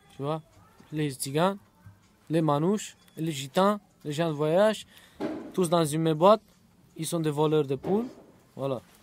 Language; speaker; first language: French; non-native, fluent; Romany